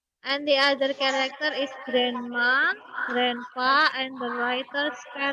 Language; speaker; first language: English; non-native, learner; Indonesian